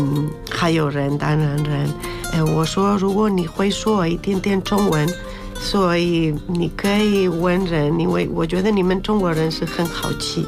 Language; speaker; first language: Chinese; non-native, learner; Spanish